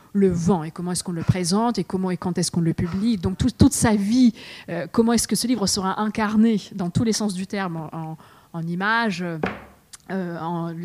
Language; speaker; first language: French; non-native, fluent; Russian